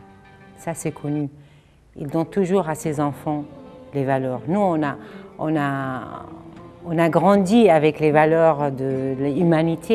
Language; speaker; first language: French; non-native, fluent; Arabic